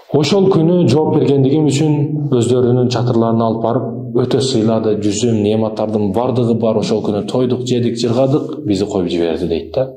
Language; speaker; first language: Kyrgyz; native; Kyrgyz